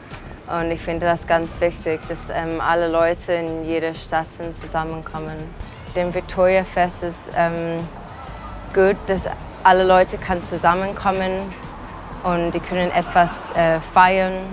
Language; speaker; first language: German; non-native, fluent; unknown